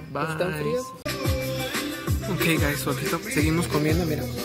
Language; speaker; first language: Spanish; early bilingual, heritage; Spanish